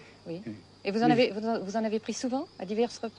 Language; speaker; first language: French; native; French